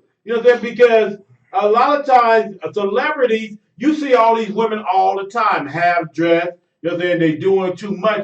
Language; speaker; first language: English; native; English